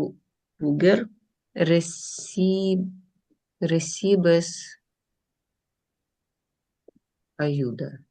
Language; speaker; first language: Spanish; non-native, learner; Russian